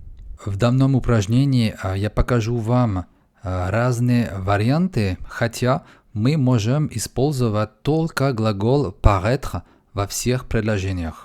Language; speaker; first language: Russian; non-native, fluent; French